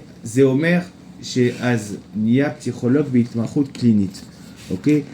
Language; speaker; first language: Hebrew; non-native, fluent; French